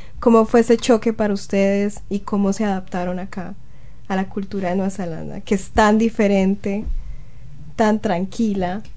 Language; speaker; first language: Spanish; native; Spanish